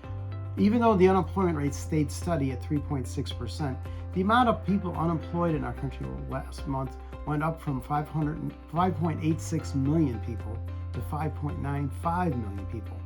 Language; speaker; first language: English; native; English